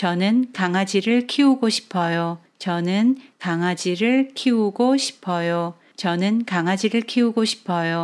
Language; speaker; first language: Korean; non-native, fluent; Chinese